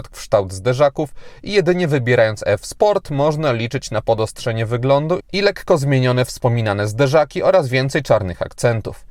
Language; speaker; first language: Polish; native; Polish